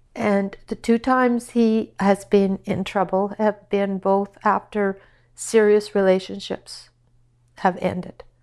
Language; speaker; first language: English; native; English